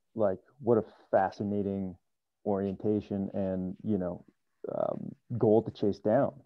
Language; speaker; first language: English; native; English